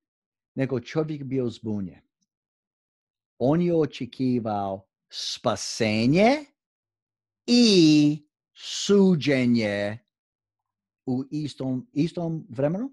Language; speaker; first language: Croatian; non-native, fluent; English